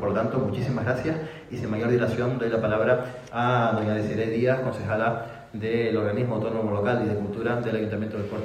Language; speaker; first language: Spanish; native; Spanish